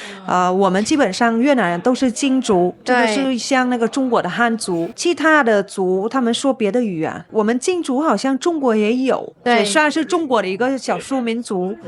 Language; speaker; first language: Chinese; non-native, fluent; Vietnamese